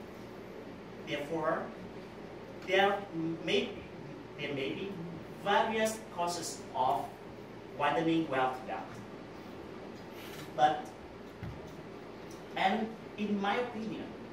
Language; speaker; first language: English; non-native, learner; Vietnamese